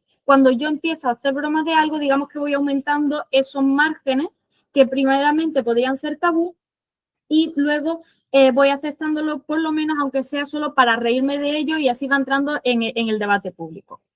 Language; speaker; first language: Spanish; native; Spanish